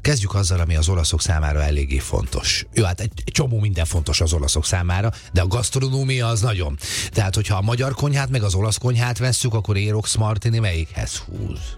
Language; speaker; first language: Hungarian; native; Hungarian